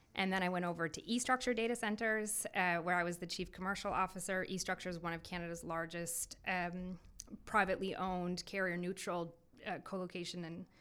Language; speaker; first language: English; native; English